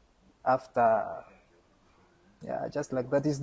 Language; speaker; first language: English; non-native, learner; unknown